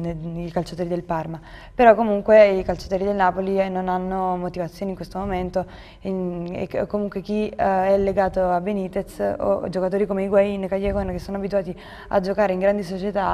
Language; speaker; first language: Italian; native; Italian